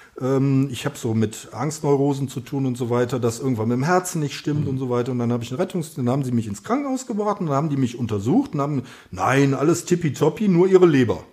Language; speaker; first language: German; native; German